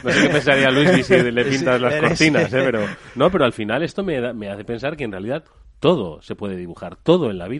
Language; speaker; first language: Spanish; native; Spanish